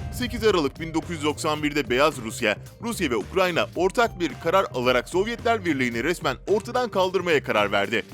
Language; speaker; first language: Turkish; native; Turkish